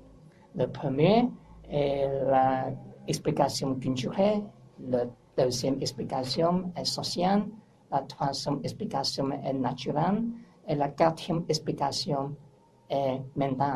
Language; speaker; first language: French; non-native, learner; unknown